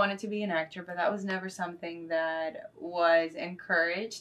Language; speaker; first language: English; non-native, fluent; Spanish